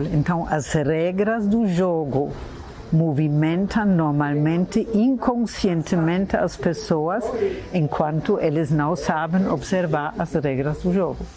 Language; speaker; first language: Portuguese; non-native, fluent; German